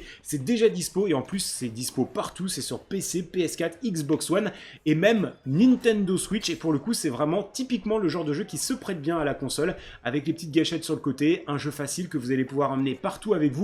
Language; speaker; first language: French; native; French